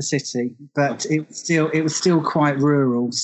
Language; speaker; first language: English; native; English